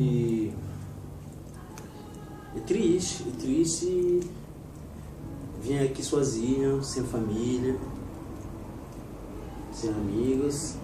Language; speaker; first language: Portuguese; non-native, learner; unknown